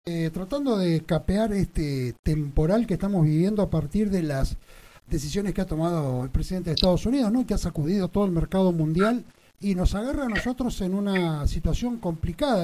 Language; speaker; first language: Spanish; native; Spanish